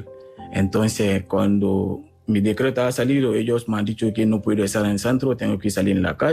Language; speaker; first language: Spanish; non-native, fluent; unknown